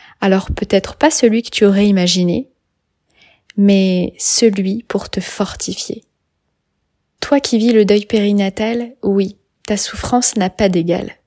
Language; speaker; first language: French; native; French